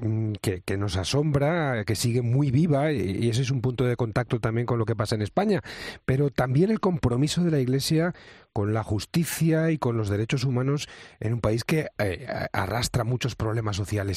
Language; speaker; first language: Spanish; native; Spanish